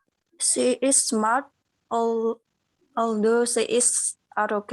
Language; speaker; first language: English; non-native, learner; Indonesian